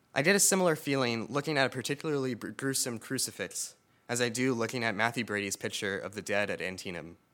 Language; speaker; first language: English; native; English